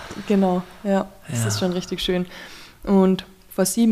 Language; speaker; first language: German; native; German